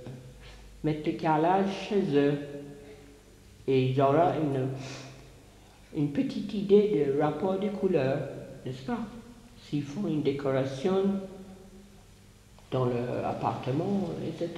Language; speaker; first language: French; non-native, fluent; English